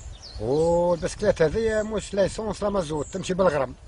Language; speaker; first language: Arabic; native; Arabic